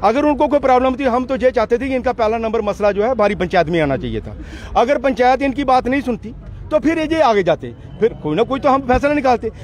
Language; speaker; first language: Hindi; native; Hindi